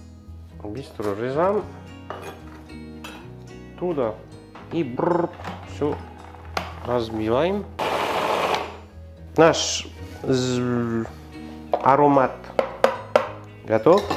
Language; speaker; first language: Russian; non-native, learner; French